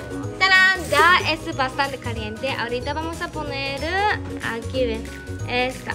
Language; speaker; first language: Spanish; non-native, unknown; Japanese